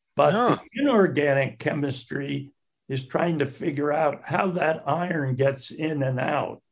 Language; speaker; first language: English; native; English